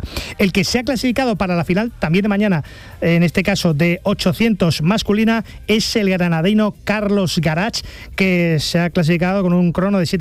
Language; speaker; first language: Spanish; native; Spanish